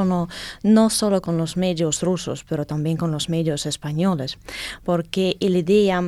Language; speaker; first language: Spanish; non-native, fluent; Russian